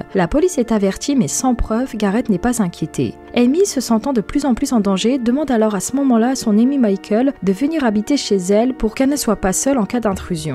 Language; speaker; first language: French; native; French